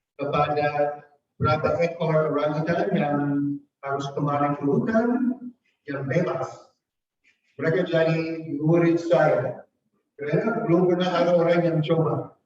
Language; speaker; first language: Indonesian; non-native, fluent; English